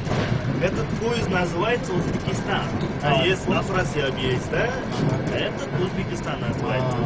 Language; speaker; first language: Russian; non-native, local second language; Uzbek